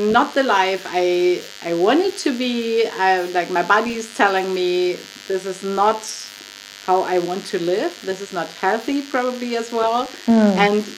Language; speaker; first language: English; non-native, fluent; German